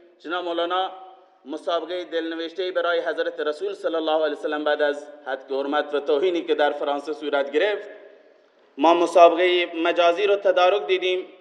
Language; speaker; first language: Persian; non-native, local second language; Baluchi